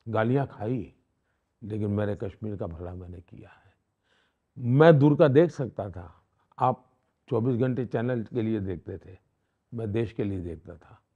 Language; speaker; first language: Hindi; non-native, local second language; Gujarati